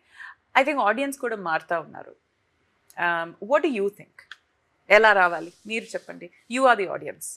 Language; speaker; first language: Telugu; non-native, fluent; Tamil